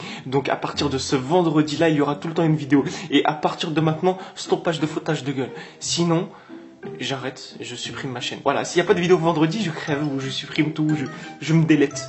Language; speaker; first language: French; native; French